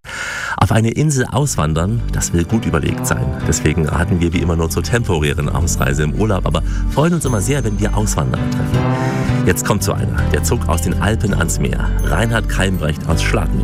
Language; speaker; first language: German; native; German